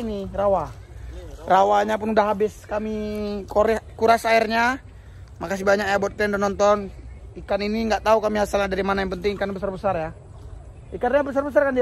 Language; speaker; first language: Indonesian; native; Indonesian